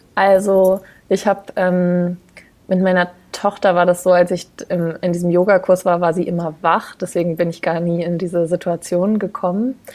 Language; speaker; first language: German; native; German